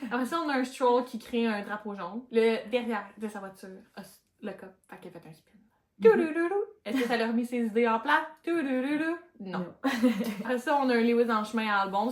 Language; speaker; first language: French; native; French